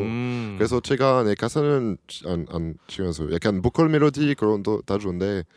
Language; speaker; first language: Korean; non-native, learner; French